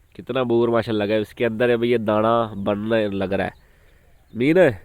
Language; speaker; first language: Urdu; non-native, local second language; Punjabi